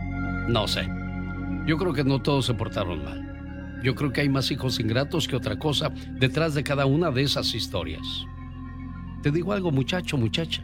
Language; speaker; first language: Spanish; native; Spanish